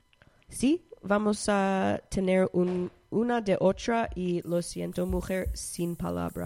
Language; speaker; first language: Spanish; non-native, learner; English